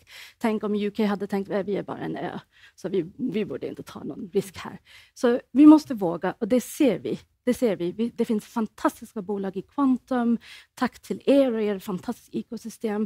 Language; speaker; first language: Swedish; non-native, fluent; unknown